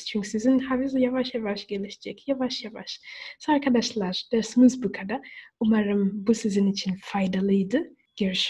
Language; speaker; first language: Turkish; non-native, fluent; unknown